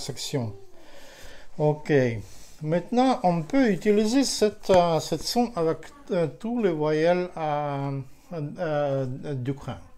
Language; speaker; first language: French; non-native, learner; Ukrainian